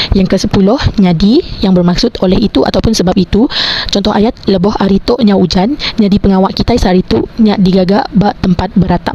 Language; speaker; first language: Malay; non-native, local second language; Iban